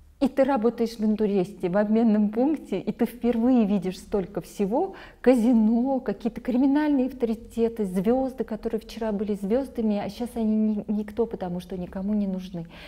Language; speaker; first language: Russian; non-native, local second language; Armenian